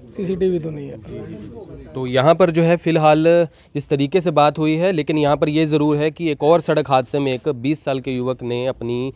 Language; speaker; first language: Hindi; native; Hindi